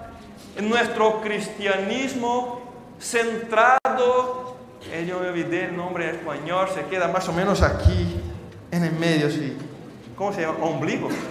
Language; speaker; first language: Spanish; non-native, fluent; Portuguese